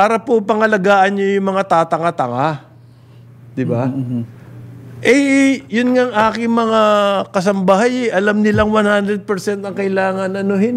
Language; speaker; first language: Filipino; native; Filipino